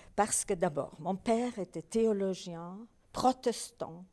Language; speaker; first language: French; early bilingual, other home language; Polish